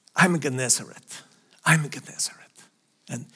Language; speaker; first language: English; non-native, fluent; Faroese